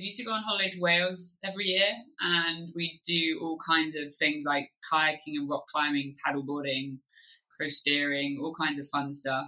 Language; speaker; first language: English; native; English